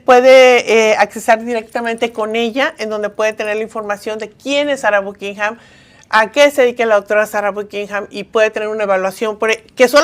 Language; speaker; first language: Spanish; native; Spanish